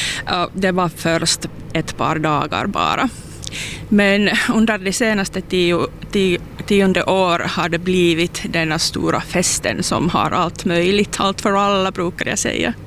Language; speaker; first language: Swedish; non-native, local second language; Finnish